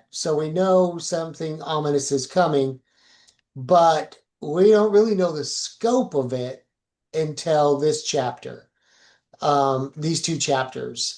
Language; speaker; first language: English; native; English